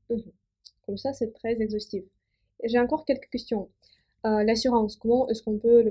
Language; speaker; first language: French; non-native, fluent; Russian